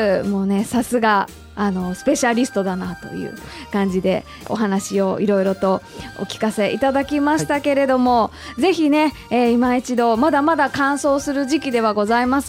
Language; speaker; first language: Japanese; native; Japanese